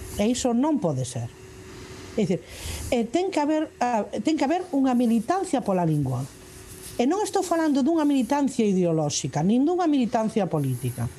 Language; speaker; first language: Galician; non-native, local second language; Spanish